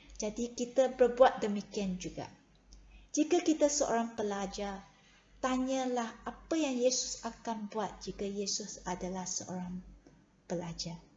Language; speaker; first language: Malay; non-native, local second language; Chinese